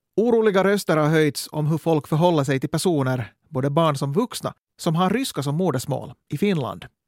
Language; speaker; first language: Swedish; native; Swedish